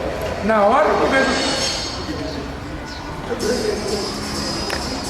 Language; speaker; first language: Portuguese; native; Portuguese